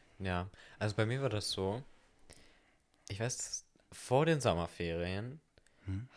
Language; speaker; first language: German; native; German